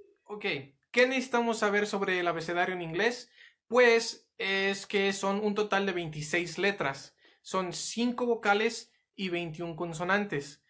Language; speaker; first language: Spanish; native; Spanish